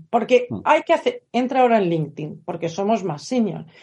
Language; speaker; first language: Spanish; non-native, fluent; Swedish